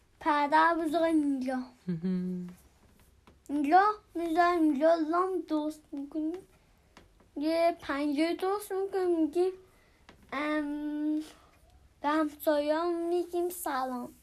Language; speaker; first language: Persian; early bilingual, heritage; Persian